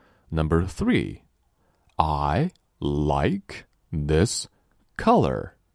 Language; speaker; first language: English; non-native, fluent; Chinese